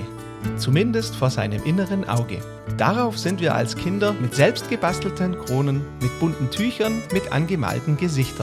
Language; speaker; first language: German; native; German